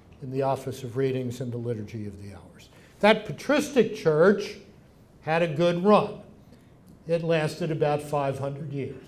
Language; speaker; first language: English; native; English